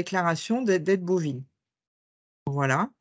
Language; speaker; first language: French; native; French